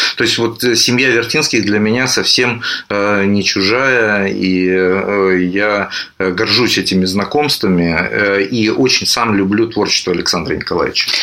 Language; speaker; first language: Russian; native; Russian